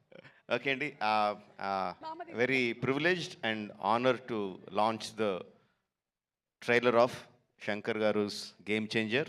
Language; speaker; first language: Telugu; native; Telugu